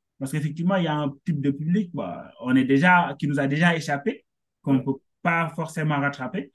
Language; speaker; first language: French; non-native, local second language; Wolof